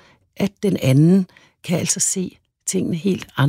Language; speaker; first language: Danish; native; Danish